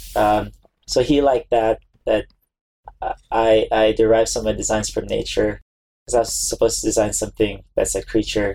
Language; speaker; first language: English; non-native, local second language; Filipino